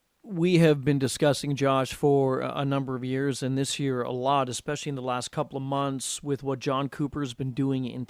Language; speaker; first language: English; native; English